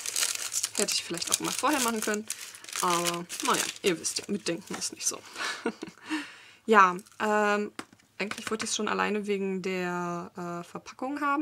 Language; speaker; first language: German; native; German